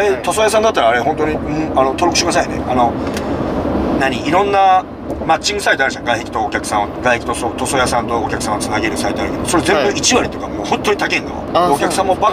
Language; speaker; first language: Japanese; native; Japanese